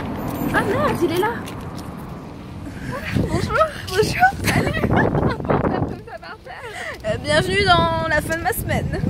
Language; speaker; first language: French; native; French